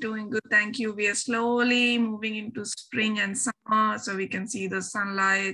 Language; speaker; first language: English; non-native, local second language; Bangla